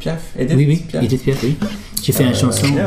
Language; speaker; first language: French; early bilingual, heritage; English